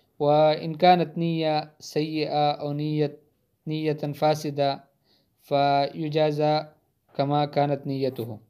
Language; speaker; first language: Arabic; non-native, fluent; Hindi